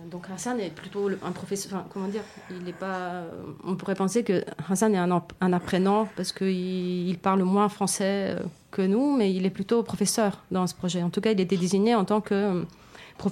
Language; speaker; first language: French; non-native, fluent; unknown